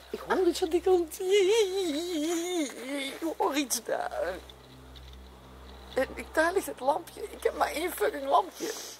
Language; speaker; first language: Dutch; native; Dutch